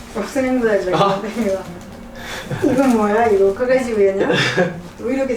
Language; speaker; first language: Korean; non-native, learner; French